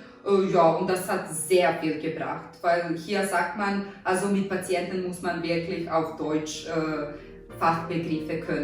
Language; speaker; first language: German; non-native, fluent; Serbian